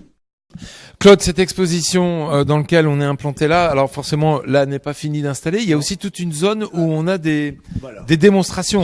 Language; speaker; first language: French; native; French